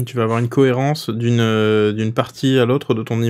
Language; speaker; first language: French; native; French